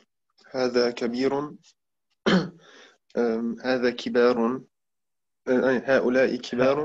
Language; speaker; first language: Arabic; non-native, learner; German